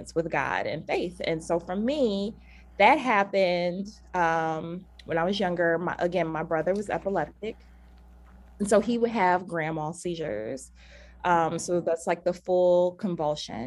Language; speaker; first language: English; native; English